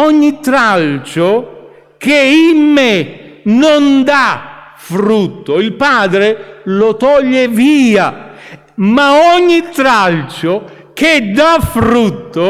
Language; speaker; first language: Italian; native; Italian